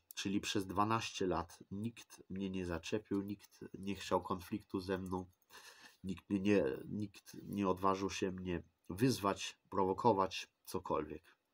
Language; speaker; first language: Polish; early bilingual, heritage; Polish